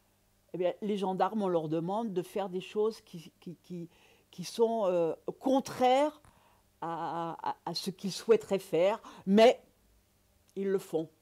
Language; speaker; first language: French; native; French